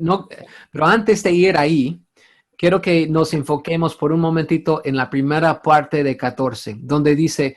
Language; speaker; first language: Spanish; non-native, fluent; English